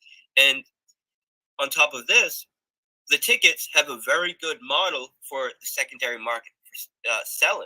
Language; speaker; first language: English; native; English